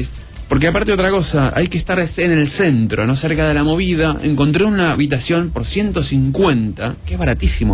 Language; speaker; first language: Spanish; native; Spanish